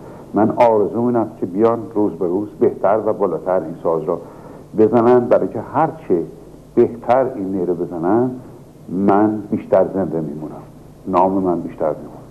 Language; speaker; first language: Persian; native; Persian